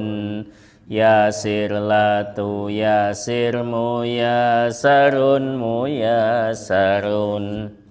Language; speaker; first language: Arabic; non-native, fluent; Indonesian